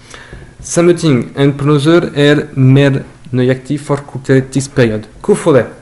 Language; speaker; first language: Norwegian; non-native, learner; French